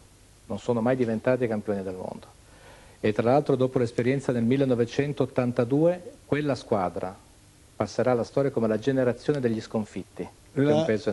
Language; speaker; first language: Italian; native; Italian